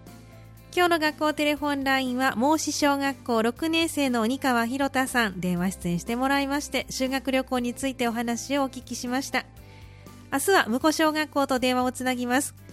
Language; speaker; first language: Japanese; native; Japanese